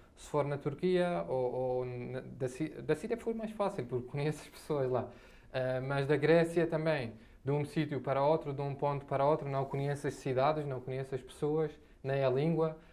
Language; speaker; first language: Portuguese; non-native, fluent; Arabic